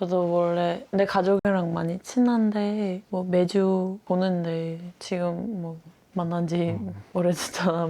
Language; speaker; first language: Korean; non-native, fluent; Dutch